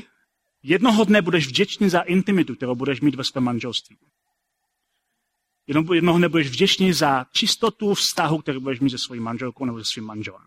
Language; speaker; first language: Czech; native; Czech